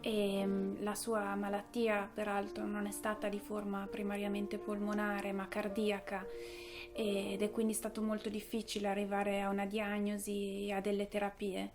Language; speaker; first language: Italian; native; Italian